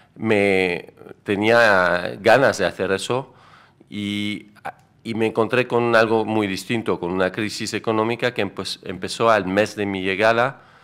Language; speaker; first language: Spanish; non-native, fluent; French